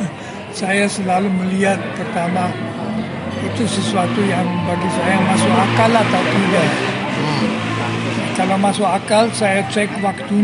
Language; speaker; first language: Indonesian; non-native, fluent; German